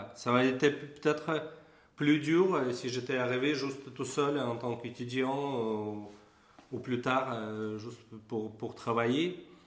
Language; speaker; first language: French; non-native, fluent; Russian